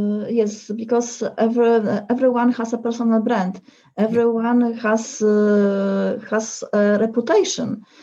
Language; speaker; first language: English; non-native, learner; Polish